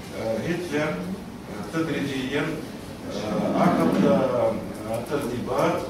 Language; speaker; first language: Arabic; non-native, fluent; Russian